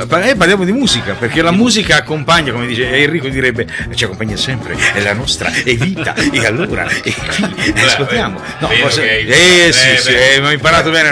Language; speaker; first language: Italian; native; Italian